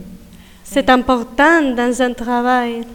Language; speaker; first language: French; non-native, learner; Spanish